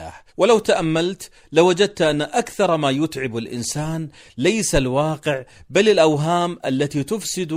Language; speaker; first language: Arabic; native; Arabic